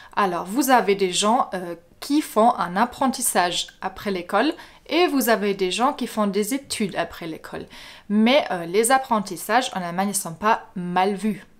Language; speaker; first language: French; non-native, fluent; German